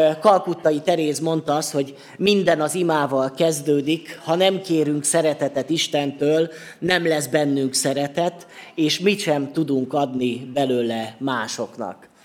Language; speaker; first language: Hungarian; native; Hungarian